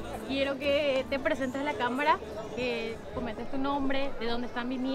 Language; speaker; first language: Spanish; native; Spanish